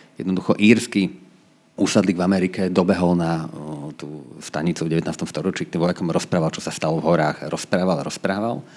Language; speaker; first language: Slovak; native; Slovak